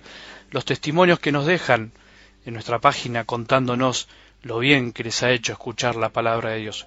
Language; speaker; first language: Spanish; native; Spanish